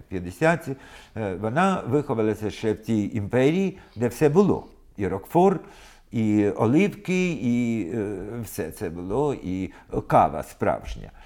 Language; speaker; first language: Ukrainian; non-native, local second language; Russian